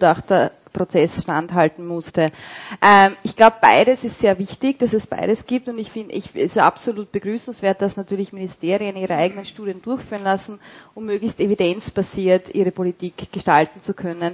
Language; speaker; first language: German; native; German